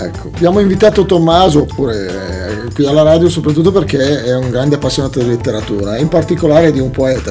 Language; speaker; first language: Italian; native; Italian